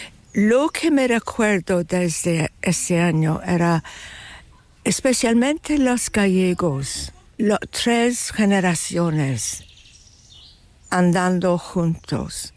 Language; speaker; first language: Spanish; non-native, fluent; English